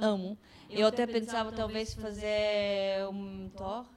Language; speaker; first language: Portuguese; non-native, fluent; Hebrew